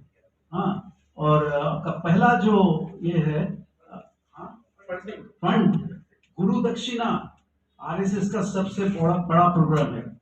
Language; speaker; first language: Hindi; non-native, local second language; Bangla